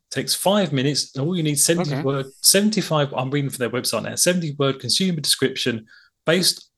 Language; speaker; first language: English; native; English